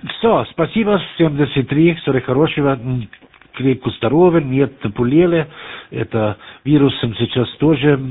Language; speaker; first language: Russian; non-native, learner; German